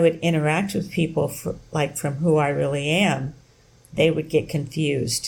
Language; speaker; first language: English; native; English